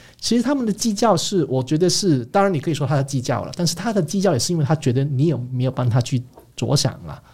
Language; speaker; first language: Chinese; non-native, local second language; Cantonese